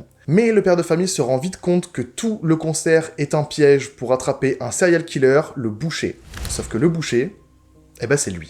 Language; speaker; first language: French; native; French